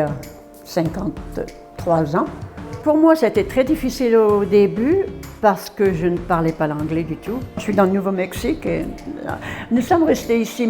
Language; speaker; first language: French; native; French